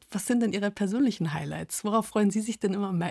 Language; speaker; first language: German; native; German